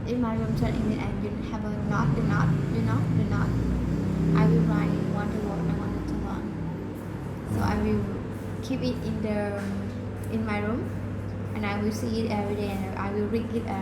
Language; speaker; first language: English; non-native, learner; Vietnamese